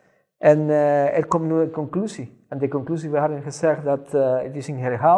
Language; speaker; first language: Dutch; non-native, fluent; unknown